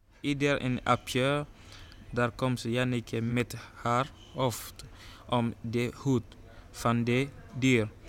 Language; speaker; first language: Dutch; non-native, learner; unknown